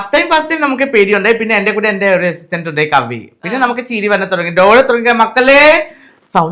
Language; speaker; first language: Malayalam; non-native, local second language; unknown